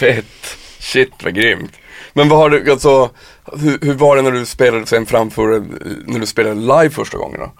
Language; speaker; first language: Swedish; native; Swedish